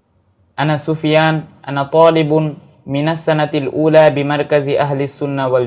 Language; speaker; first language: Arabic; non-native, learner; Bangla